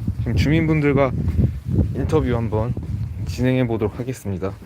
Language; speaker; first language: Korean; native; Korean